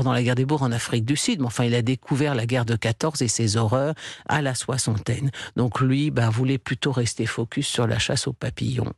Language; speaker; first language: French; native; French